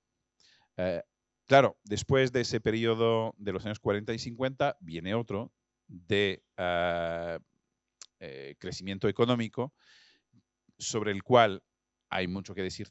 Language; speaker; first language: Spanish; non-native, fluent; French